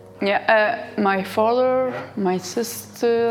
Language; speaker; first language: English; non-native, learner; Dutch